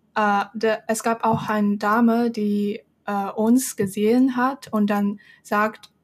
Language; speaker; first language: German; non-native, fluent; Chinese